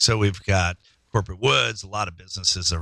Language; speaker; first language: English; native; English